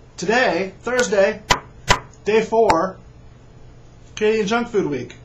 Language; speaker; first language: English; native; English